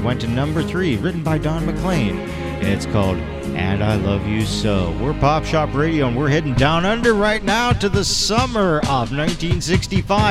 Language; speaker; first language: English; native; English